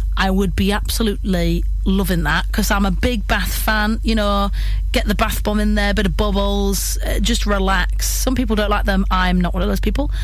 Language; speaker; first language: English; native; English